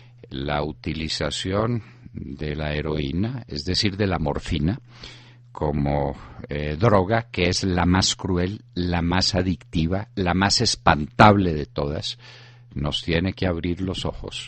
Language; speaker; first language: Spanish; native; Spanish